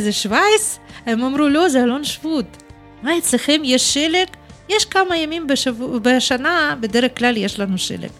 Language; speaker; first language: Hebrew; non-native, fluent; Russian